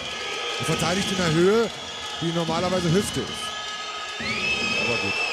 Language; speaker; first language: German; native; German